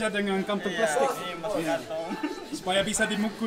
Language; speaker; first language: Indonesian; non-native, fluent; Dutch